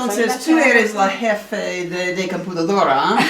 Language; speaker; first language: Spanish; non-native, fluent; English